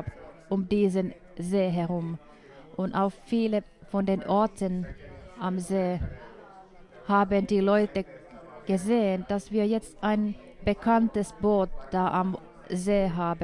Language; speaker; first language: German; non-native, fluent; Finnish